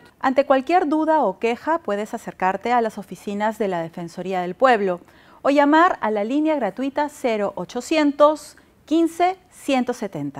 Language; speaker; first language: Spanish; native; Spanish